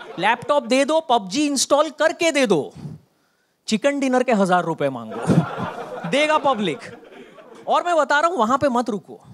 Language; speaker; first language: Hindi; non-native, local second language; Bangla